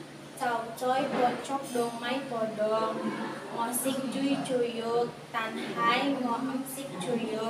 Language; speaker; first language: Cantonese; non-native, learner; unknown